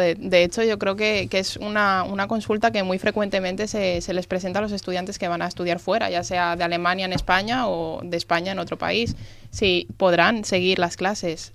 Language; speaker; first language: Spanish; native; Spanish